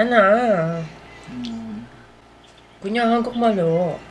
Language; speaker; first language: Korean; non-native, learner; Filipino